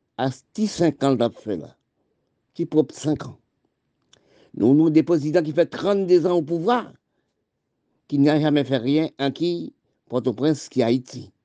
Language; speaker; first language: French; non-native, local second language; Haitian Creole